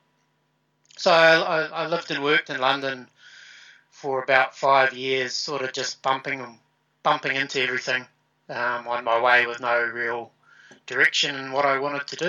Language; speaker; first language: English; native; English